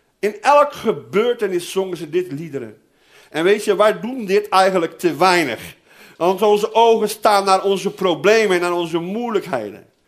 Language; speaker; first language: Dutch; non-native, fluent; Portuguese